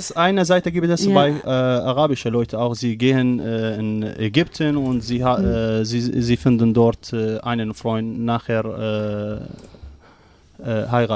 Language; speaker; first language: German; non-native, learner; Arabic